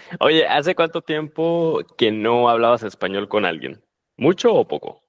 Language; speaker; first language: Spanish; native; Spanish